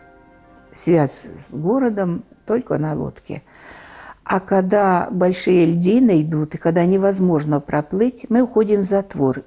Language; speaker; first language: Russian; native; Russian